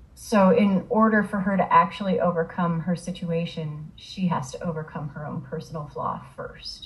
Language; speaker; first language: English; native; English